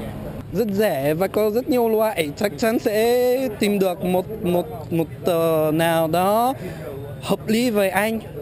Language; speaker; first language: Vietnamese; non-native, fluent; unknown